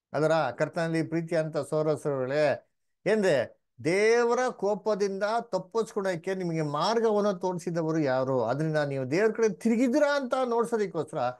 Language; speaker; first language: Kannada; native; Kannada